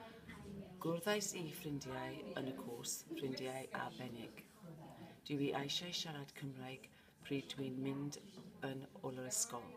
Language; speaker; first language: Welsh; non-native, learner; English